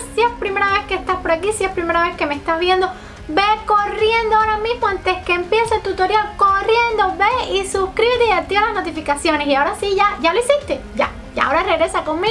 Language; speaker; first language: Spanish; native; Spanish